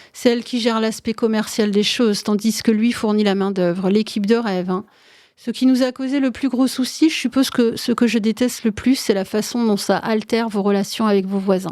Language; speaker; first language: French; native; French